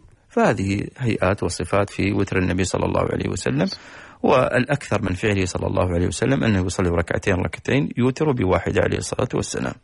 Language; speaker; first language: Arabic; native; Arabic